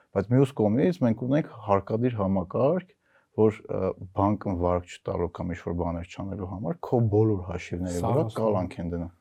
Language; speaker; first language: Armenian; native; Armenian